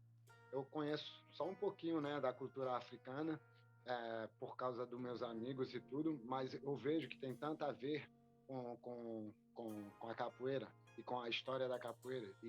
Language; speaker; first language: Portuguese; non-native, fluent; French